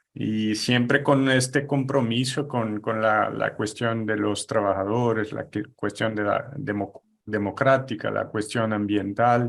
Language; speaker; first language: Spanish; non-native, fluent; Portuguese